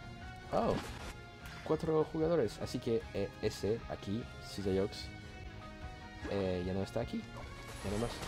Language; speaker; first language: Spanish; non-native, learner; French